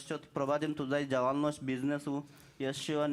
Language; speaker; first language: Polish; non-native, learner; Bangla